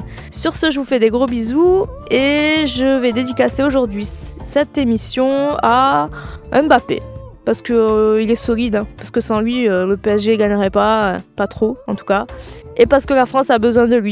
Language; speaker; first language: French; native; French